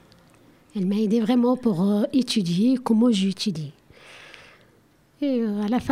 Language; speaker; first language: French; non-native, learner; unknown